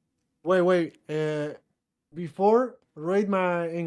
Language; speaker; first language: English; non-native, learner; Portuguese